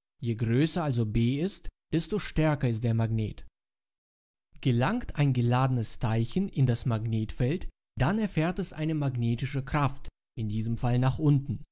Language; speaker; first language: German; native; German